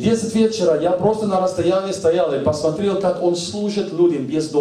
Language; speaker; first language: Russian; native; Russian